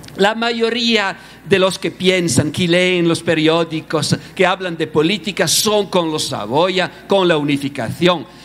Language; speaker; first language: Spanish; non-native, fluent; Italian